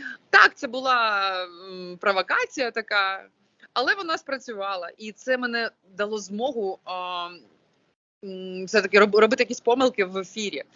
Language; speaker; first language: Ukrainian; non-native, local second language; Russian